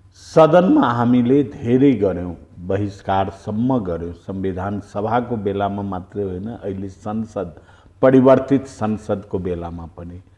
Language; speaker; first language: Nepali; non-native, local second language; Bhojpuri